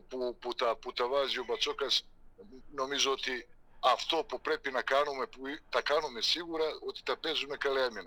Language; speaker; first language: Greek; non-native, fluent; Serbian